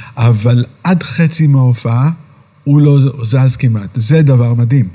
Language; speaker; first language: Hebrew; native; Hebrew